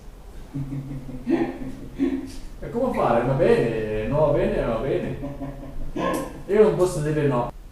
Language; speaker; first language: Italian; non-native, learner; Arabic